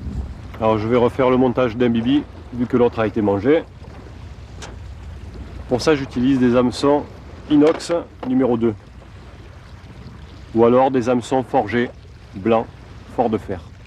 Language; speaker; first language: French; native; French